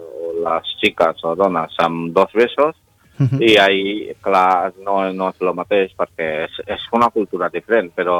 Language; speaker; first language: Catalan; non-native, learner; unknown